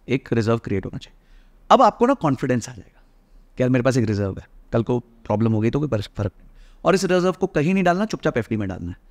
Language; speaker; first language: Hindi; native; Hindi